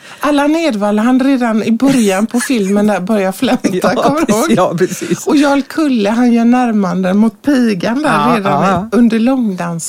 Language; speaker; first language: Swedish; native; Swedish